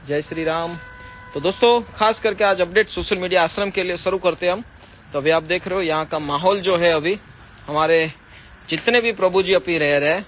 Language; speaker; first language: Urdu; non-native, local second language; Gujarati